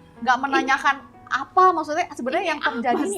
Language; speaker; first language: Indonesian; native; Indonesian